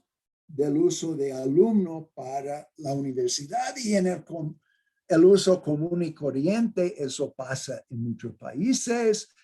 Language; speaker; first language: Spanish; non-native, fluent; English